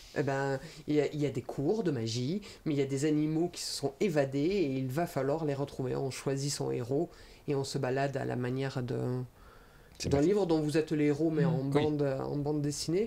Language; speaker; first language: French; native; French